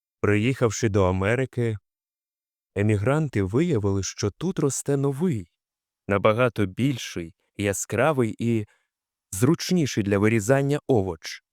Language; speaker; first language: Ukrainian; native; Ukrainian